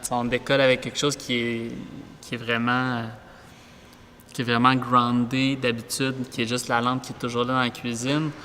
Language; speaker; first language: French; native; French